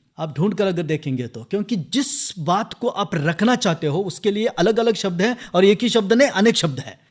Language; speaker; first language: Hindi; non-native, local second language; Marathi